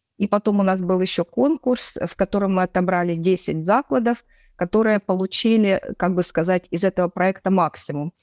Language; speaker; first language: Russian; native; Russian